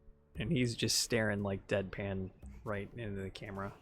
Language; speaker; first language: English; native; English